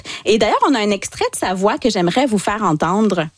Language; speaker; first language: French; native; French